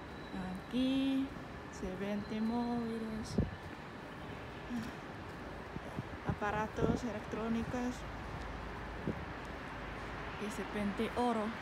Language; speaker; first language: Spanish; non-native, fluent; Chinese